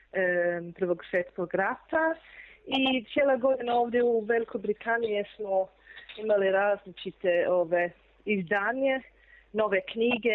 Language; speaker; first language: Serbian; non-native, fluent; English